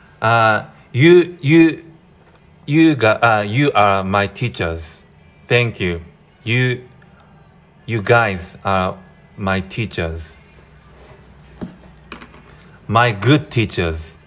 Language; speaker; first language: English; non-native, fluent; Japanese